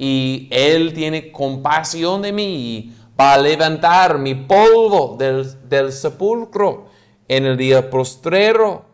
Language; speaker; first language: Spanish; non-native, fluent; English